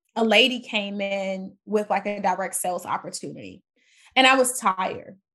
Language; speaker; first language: English; native; English